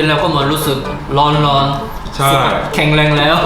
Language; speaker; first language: Thai; non-native, fluent; Korean